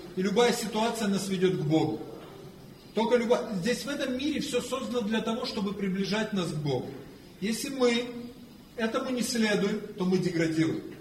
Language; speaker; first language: Russian; non-native, fluent; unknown